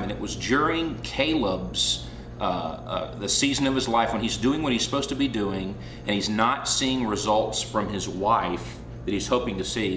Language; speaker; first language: English; native; English